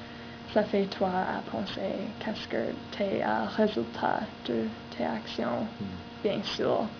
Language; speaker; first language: French; non-native, learner; English